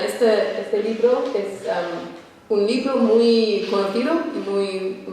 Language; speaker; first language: Spanish; non-native, fluent; English